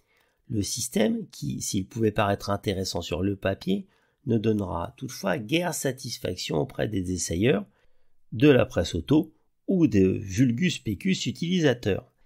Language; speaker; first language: French; native; French